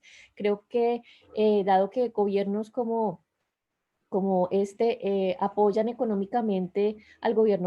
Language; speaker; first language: Spanish; native; Spanish